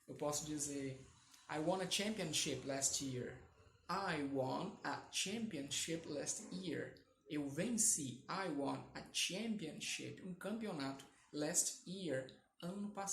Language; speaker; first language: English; non-native, fluent; Portuguese